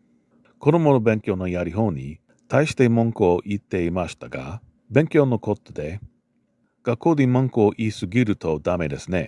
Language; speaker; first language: Japanese; non-native, learner; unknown